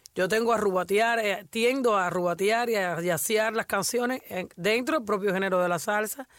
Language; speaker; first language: Spanish; native; Spanish